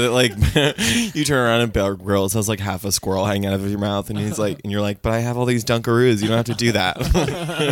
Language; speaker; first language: English; native; English